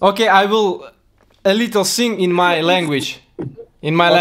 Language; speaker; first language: English; non-native, learner; Russian